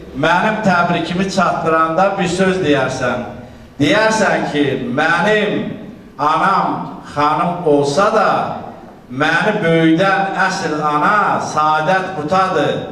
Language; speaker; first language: Azerbaijani; native; Azerbaijani